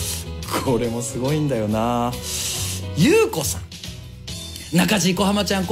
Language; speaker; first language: Japanese; native; Japanese